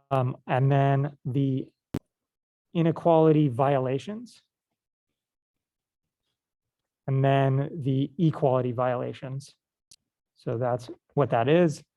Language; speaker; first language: English; native; English